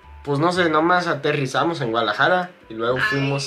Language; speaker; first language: Spanish; non-native, fluent; English